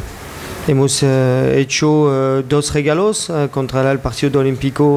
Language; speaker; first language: Spanish; non-native, learner; French